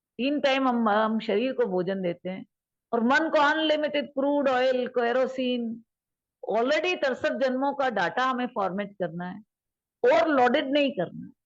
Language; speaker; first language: Hindi; native; Hindi